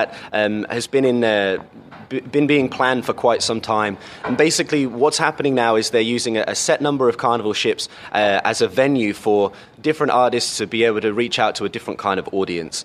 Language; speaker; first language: English; native; English